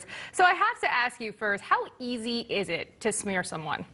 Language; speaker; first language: English; native; English